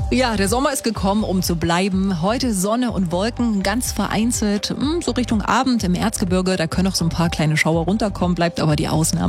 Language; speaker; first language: German; native; German